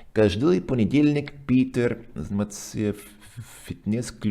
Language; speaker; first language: Russian; non-native, fluent; English